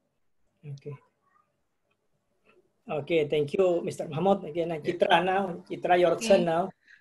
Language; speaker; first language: English; non-native, fluent; Indonesian